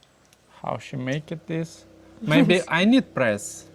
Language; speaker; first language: English; non-native, learner; Russian